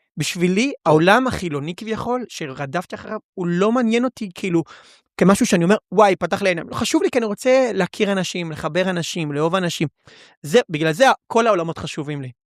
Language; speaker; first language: Hebrew; early bilingual, other home language; Russian